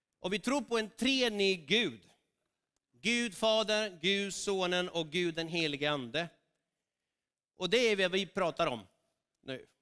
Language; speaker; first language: Swedish; non-native, fluent; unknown